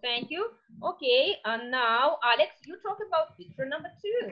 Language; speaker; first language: English; non-native, fluent; Russian